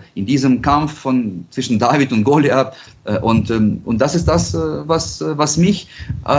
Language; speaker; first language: German; non-native, fluent; Ukrainian